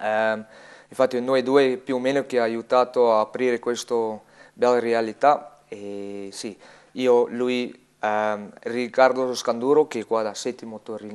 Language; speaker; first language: Italian; non-native, learner; Afrikaans